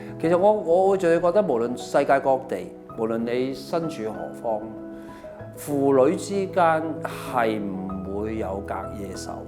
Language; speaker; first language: Cantonese; native; Cantonese